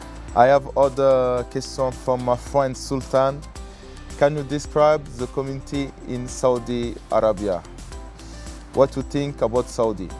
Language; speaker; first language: English; non-native, learner; French